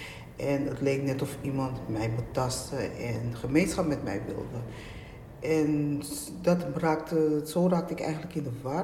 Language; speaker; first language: Dutch; native; Dutch